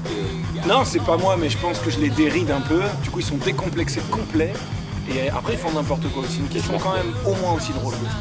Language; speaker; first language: French; native; French